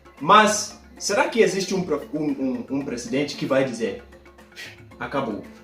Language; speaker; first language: Portuguese; non-native, fluent; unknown